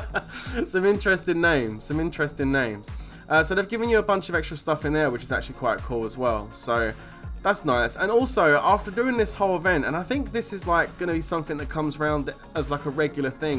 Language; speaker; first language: English; native; English